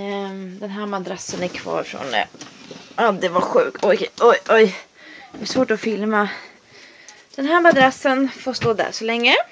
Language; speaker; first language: Swedish; native; Swedish